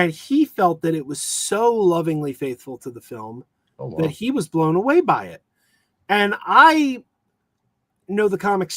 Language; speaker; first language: English; native; English